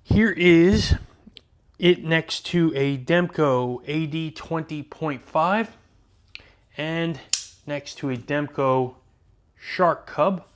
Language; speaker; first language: English; native; English